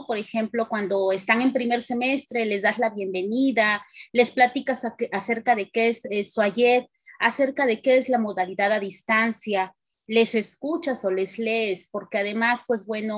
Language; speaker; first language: Spanish; native; Spanish